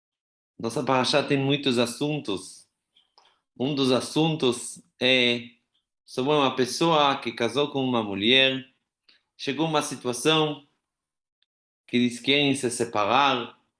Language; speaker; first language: Portuguese; non-native, fluent; Hebrew